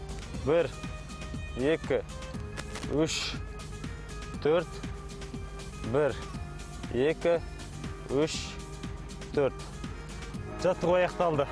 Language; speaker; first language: Kazakh; native; Kazakh